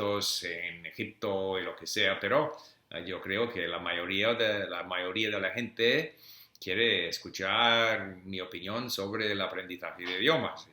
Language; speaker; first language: Spanish; non-native, fluent; English